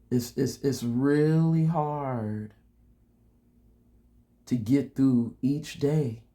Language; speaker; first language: English; native; English